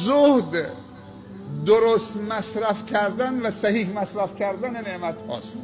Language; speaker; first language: Persian; native; Persian